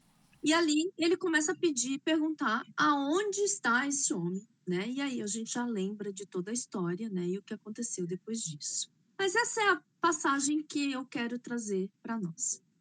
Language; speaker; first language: Portuguese; native; Portuguese